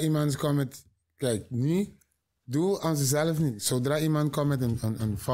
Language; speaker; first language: Dutch; non-native, learner; Papiamento